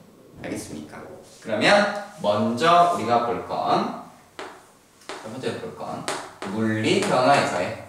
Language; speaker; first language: Korean; native; Korean